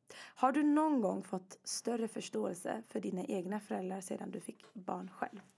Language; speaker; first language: Swedish; early bilingual, other home language; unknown